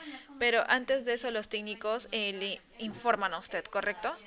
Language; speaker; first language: Spanish; native; Spanish